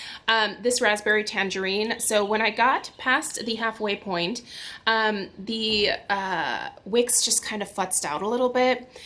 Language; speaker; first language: English; native; English